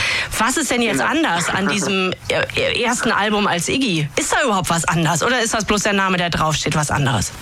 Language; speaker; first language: German; native; German